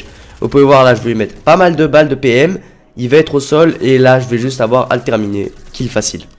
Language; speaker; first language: French; native; French